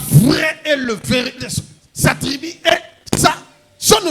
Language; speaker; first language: French; non-native, local second language; Lingala